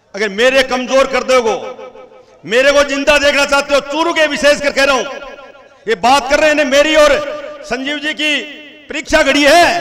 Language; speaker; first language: Hindi; native; Hindi